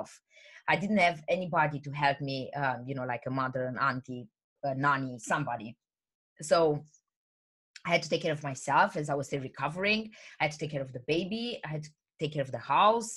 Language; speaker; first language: English; non-native, fluent; Romanian